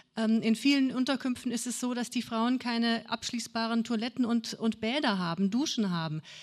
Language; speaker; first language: German; native; German